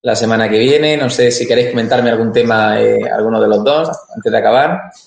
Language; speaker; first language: Spanish; native; Spanish